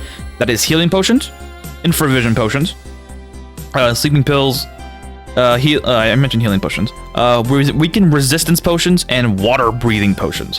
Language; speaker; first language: English; native; English